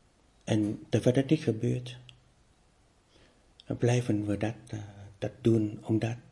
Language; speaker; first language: Dutch; non-native, fluent; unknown